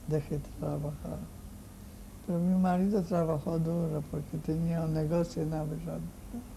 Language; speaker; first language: Spanish; non-native, fluent; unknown